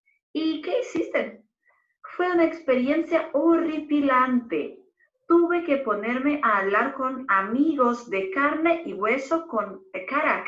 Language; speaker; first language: Spanish; non-native, fluent; Portuguese